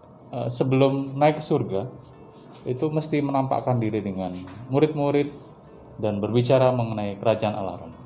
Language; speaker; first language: Indonesian; native; Indonesian